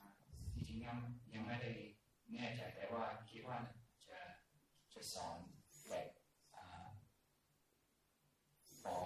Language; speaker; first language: Thai; non-native, fluent; English